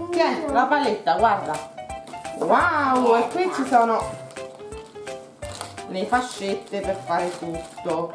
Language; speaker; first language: Italian; native; Italian